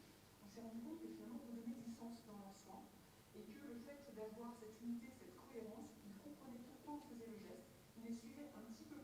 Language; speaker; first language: French; native; French